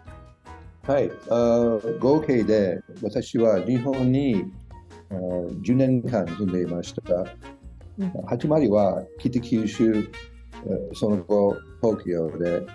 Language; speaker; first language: Japanese; non-native, learner; English